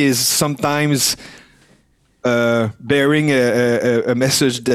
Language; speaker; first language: English; non-native, fluent; French